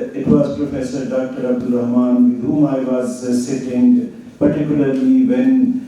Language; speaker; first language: English; non-native, local second language; Urdu